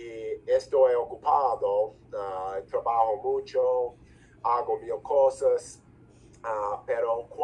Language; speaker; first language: Spanish; non-native, fluent; English